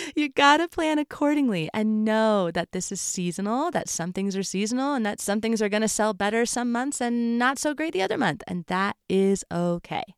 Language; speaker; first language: English; native; English